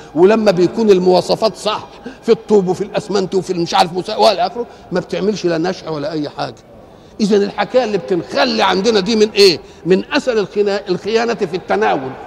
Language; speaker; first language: Arabic; native; Arabic